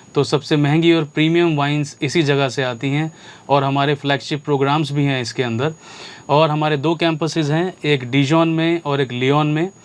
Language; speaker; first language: Hindi; native; Hindi